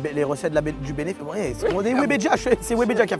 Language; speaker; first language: French; native; French